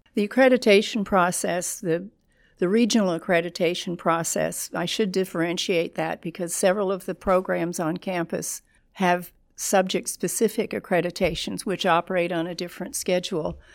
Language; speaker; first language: English; native; English